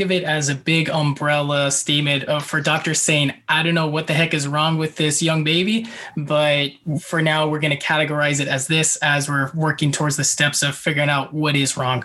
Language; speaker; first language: English; native; English